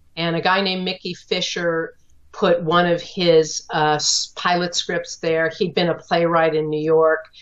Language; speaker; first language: English; native; English